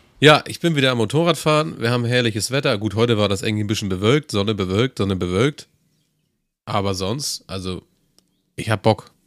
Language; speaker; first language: German; native; German